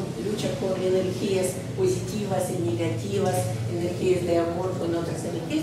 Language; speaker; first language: Spanish; non-native, learner; Russian